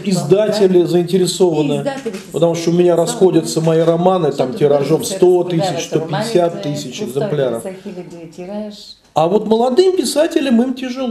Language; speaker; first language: Russian; native; Russian